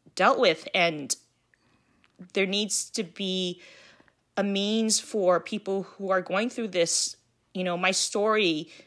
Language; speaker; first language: English; early bilingual, other home language; Filipino